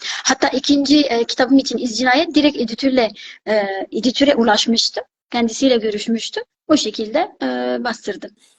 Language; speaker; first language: Turkish; non-native, fluent; Arabic